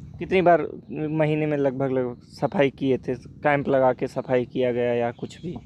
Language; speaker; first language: Hindi; native; Hindi